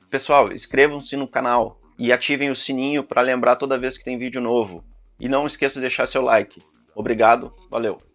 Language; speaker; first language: Portuguese; native; Portuguese